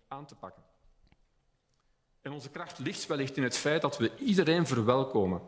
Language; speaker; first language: Dutch; native; Dutch